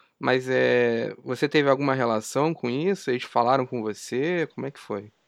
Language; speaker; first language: Portuguese; native; Portuguese